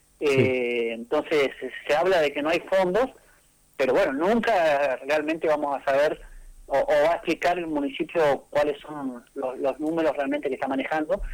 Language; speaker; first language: Spanish; native; Spanish